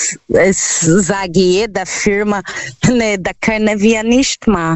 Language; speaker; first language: German; non-native, learner; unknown